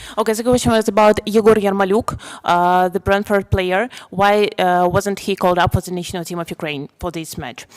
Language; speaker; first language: English; non-native, fluent; Ukrainian